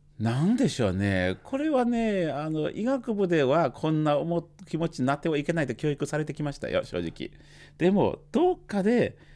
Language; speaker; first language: Japanese; native; Japanese